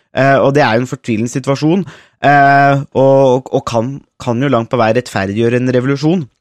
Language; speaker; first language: Norwegian; native; Norwegian